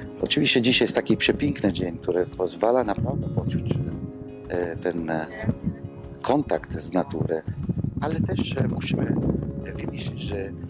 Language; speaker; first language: Polish; non-native, fluent; Italian